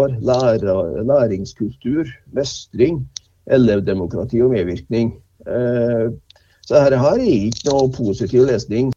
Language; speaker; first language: Norwegian; native; Norwegian